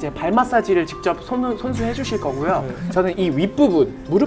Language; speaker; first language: Korean; native; Korean